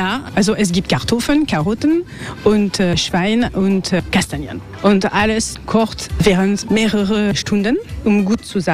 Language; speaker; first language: German; non-native, learner; French